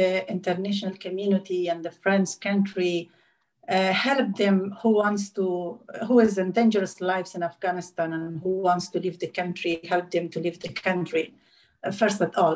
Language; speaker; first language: English; non-native, learner; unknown